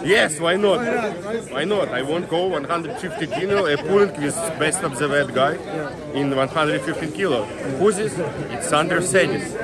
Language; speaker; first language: English; non-native, learner; Ukrainian